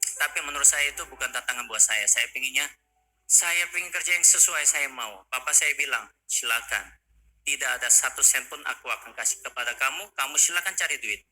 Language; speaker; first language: Indonesian; non-native, fluent; Korean